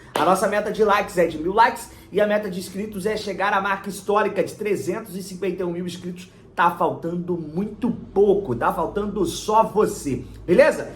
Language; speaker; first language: Portuguese; native; Portuguese